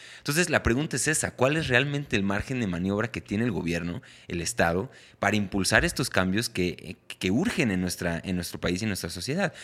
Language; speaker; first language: Spanish; native; Spanish